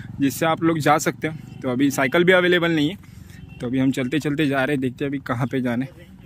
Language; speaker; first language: Hindi; non-native, local second language; Marathi